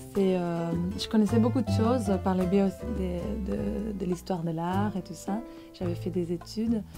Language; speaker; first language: French; non-native, fluent; Spanish